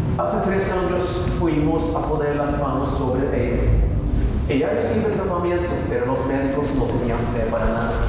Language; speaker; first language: Spanish; non-native, fluent; Norwegian